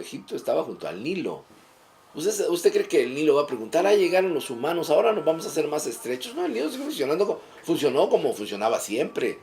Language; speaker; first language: Spanish; native; Spanish